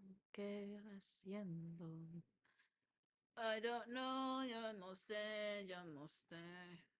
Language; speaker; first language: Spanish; non-native, learner; English